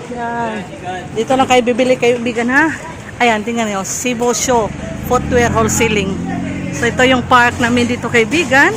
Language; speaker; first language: Filipino; non-native, local second language; Cebuano